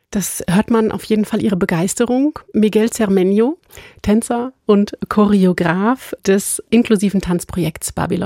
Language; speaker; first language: German; native; German